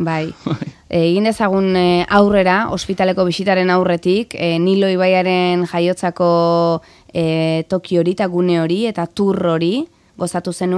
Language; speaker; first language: Basque; native; Basque